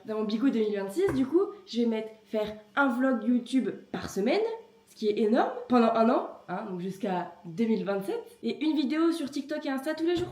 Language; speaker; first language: French; native; French